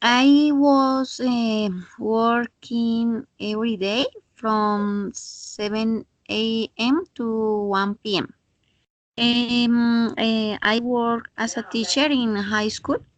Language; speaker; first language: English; non-native, learner; Spanish